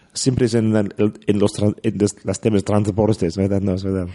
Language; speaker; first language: Spanish; non-native, learner; English